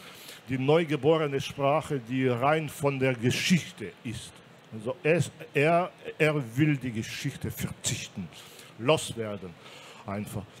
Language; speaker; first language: German; non-native, fluent; Belarusian